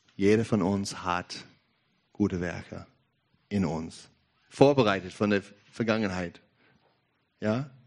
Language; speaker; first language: German; non-native, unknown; English